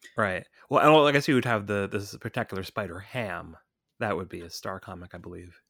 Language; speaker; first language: English; native; English